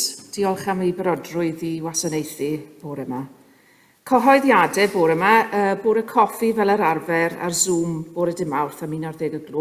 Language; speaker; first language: Welsh; native; Welsh